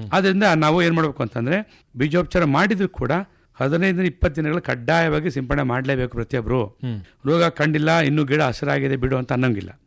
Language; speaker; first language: Kannada; native; Kannada